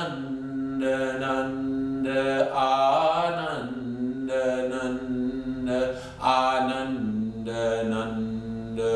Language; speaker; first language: Hindi; non-native, fluent; English